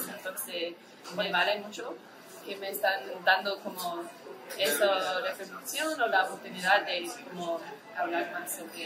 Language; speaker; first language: Spanish; early bilingual, heritage; English